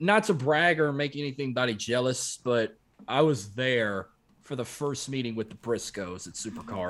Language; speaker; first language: English; native; English